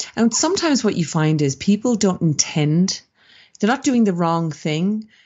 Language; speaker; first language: English; native; English